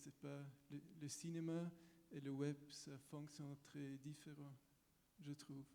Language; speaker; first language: French; non-native, local second language; German